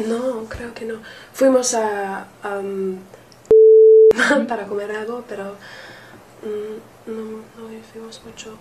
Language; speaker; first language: Spanish; non-native, learner; English